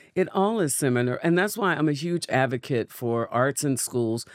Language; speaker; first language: English; native; English